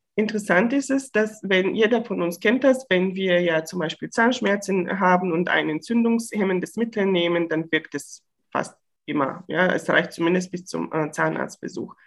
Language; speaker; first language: German; non-native, fluent; Bulgarian